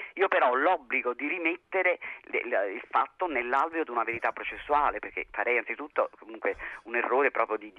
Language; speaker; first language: Italian; native; Italian